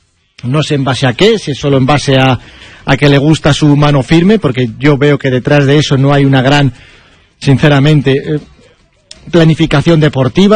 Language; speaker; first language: Spanish; native; Spanish